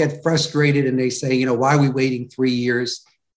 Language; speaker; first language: English; native; English